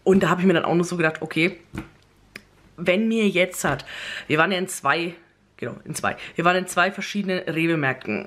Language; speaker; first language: German; native; German